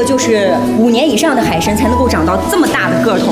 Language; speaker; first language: Chinese; native; Chinese